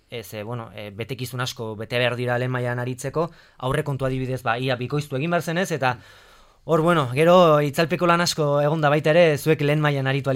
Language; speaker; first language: Basque; native; Basque